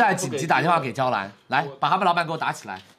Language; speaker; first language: Chinese; native; Chinese